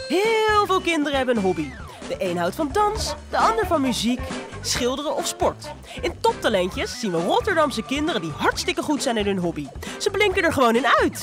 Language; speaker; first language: Dutch; native; Dutch